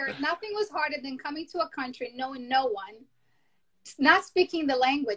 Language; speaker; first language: English; non-native, fluent; Portuguese